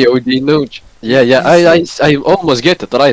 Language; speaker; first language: English; non-native, learner; Russian